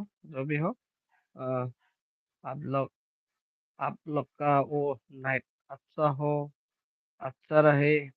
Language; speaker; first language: Hindi; non-native, local second language; Bodo